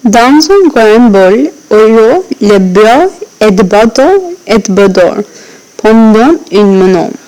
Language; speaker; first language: French; non-native, learner; English